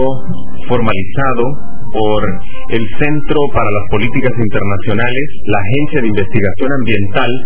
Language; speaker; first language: Spanish; native; Spanish